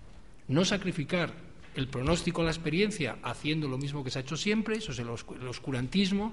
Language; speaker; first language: Spanish; native; Spanish